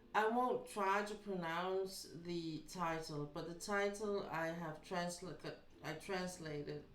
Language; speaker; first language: English; non-native, fluent; Danish